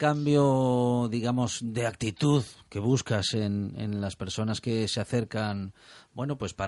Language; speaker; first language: Spanish; native; Spanish